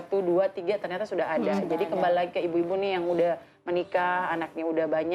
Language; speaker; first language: Indonesian; native; Indonesian